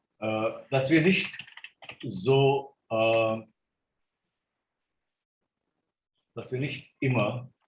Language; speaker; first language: German; non-native, fluent; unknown